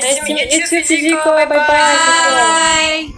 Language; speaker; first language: English; non-native, learner; Turkish